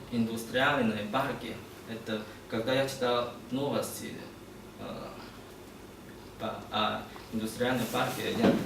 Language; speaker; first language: Russian; non-native, learner; Chinese